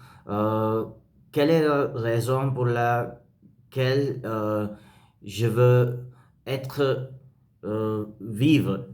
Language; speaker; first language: French; non-native, learner; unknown